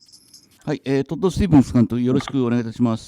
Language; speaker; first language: Japanese; native; Japanese